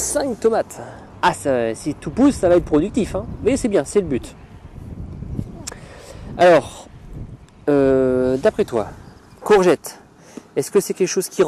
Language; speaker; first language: French; native; French